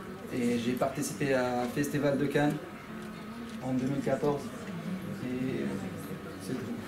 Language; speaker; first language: French; non-native, fluent; Chechen